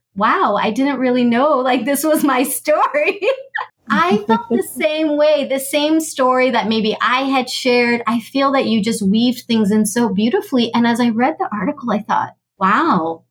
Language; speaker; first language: English; native; English